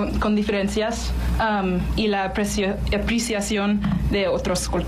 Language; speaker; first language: Spanish; non-native, learner; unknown